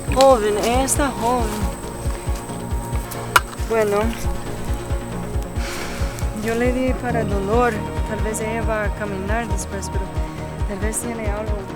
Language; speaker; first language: Spanish; non-native, learner; English